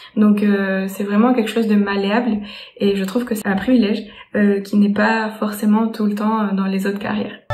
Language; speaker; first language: French; non-native, fluent; Spanish